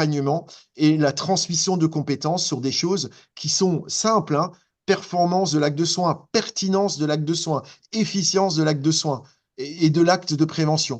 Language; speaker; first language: French; native; French